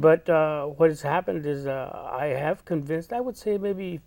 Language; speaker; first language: English; native; English